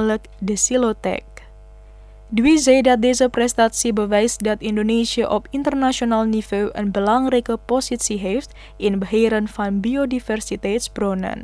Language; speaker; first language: Dutch; non-native, fluent; Indonesian